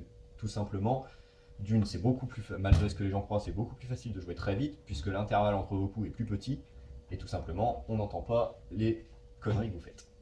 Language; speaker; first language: French; native; French